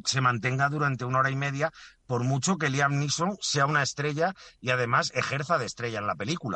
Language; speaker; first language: Spanish; native; Spanish